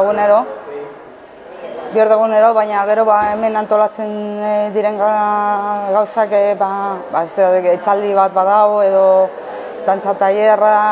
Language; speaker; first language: Basque; non-native, learner; Portuguese